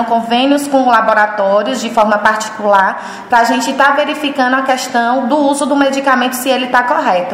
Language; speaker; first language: Portuguese; native; Portuguese